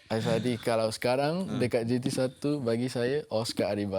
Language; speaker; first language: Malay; non-native, local second language; English